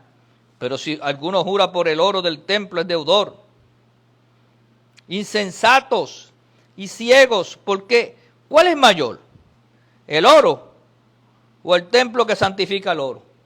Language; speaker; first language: Spanish; native; Spanish